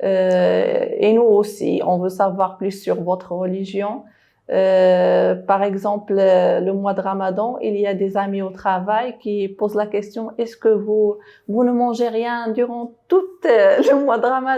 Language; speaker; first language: French; non-native, local second language; Arabic